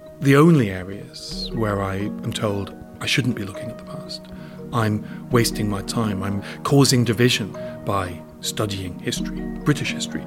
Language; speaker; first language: English; native; English